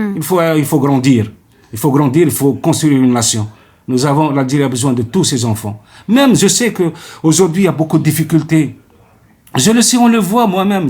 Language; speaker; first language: French; non-native, local second language; Arabic